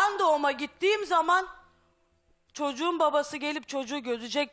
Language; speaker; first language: Turkish; native; Turkish